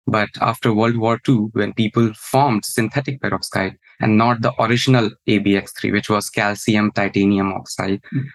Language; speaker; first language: English; non-native, local second language; Hindi